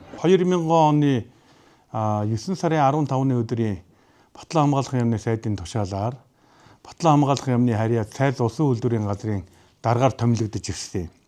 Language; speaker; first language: Mongolian; native; Mongolian